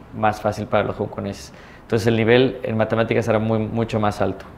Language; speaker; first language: Spanish; native; Spanish